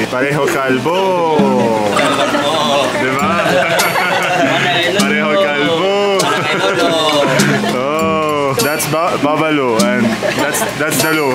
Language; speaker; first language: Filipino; non-native, learner; Arabic